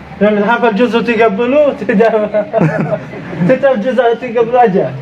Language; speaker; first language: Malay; non-native, fluent; Arabic